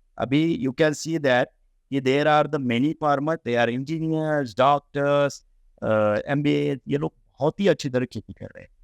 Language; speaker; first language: Hindi; non-native, local second language; Marathi